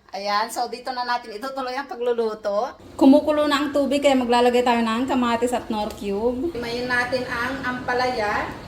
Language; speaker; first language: Filipino; non-native, local second language; Iloko